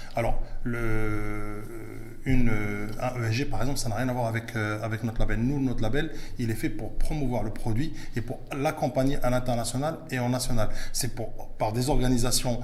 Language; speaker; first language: French; early bilingual, other home language; Arabic